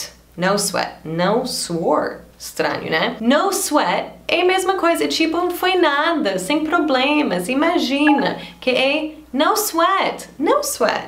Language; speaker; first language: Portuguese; non-native, fluent; English